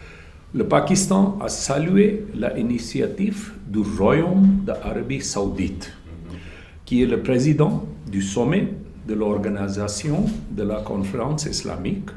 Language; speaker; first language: French; non-native, fluent; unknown